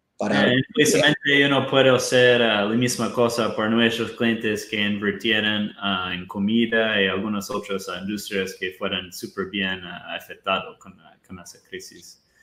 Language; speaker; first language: Spanish; non-native, fluent; Portuguese